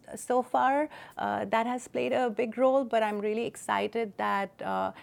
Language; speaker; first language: English; non-native, local second language; Hindi